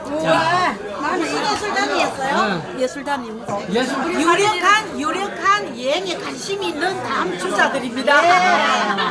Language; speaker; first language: Korean; early bilingual, heritage; Korean